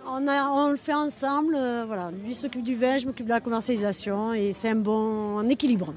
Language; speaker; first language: French; native; French